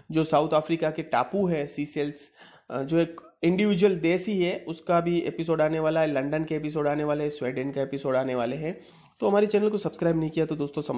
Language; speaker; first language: Hindi; non-native, local second language; Gujarati